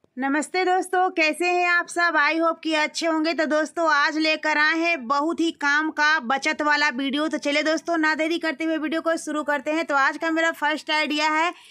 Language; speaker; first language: Hindi; native; Hindi